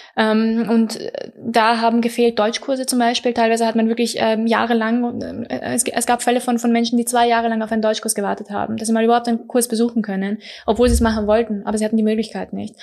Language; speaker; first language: German; early bilingual, other home language; Persian